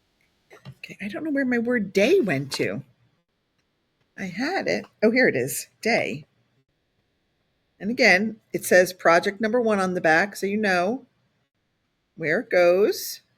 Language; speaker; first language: English; native; English